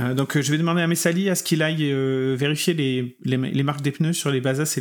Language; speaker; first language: French; native; French